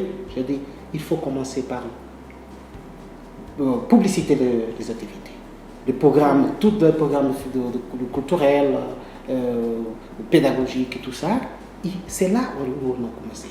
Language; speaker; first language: French; non-native, learner; Portuguese